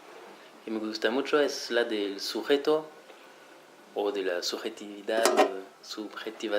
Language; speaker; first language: Spanish; non-native, fluent; French